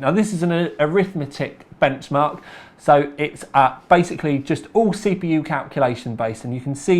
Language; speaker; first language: English; native; English